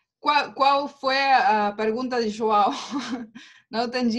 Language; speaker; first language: Portuguese; non-native, learner; Spanish